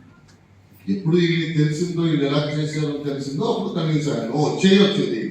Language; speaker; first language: Telugu; non-native, fluent; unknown